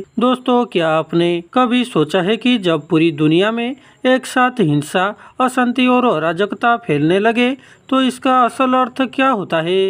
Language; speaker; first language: Hindi; non-native, local second language; Odia